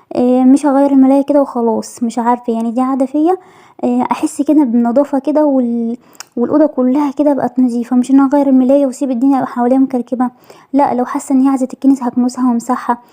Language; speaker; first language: Arabic; native; Arabic